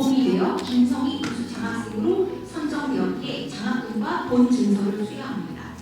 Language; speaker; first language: Korean; native; Korean